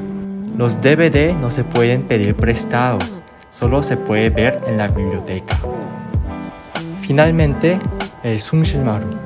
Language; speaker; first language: Spanish; non-native, learner; Korean